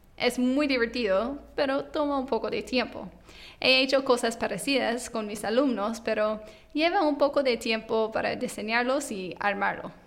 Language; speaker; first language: Spanish; non-native, fluent; English